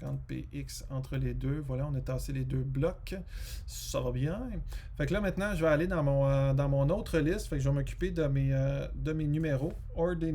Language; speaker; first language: French; native; French